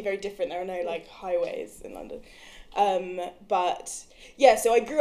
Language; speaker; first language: English; native; English